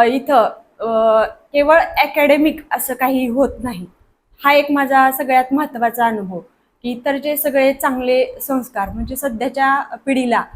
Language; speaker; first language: Marathi; native; Marathi